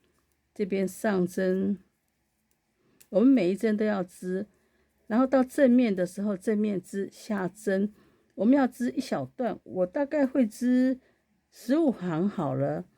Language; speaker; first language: Chinese; native; Chinese